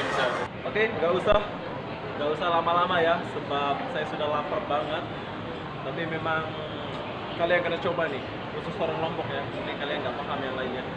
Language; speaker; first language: Indonesian; non-native, local second language; Sasak